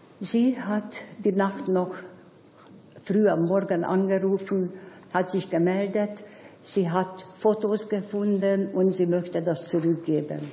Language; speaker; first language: German; non-native, fluent; Hungarian